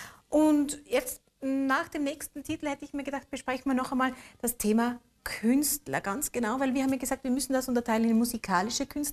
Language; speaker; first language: German; native; German